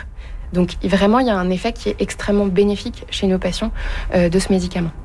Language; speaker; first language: French; native; French